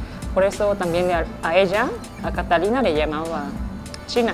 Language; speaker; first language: Spanish; non-native, fluent; Japanese